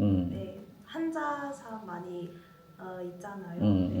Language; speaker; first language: Korean; non-native, learner; Chinese